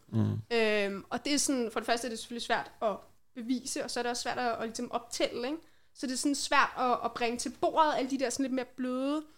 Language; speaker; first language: Danish; native; Danish